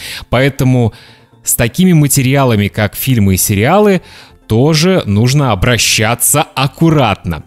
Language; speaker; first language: Russian; native; Russian